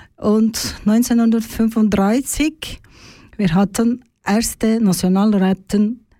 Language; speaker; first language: German; non-native, learner; Turkish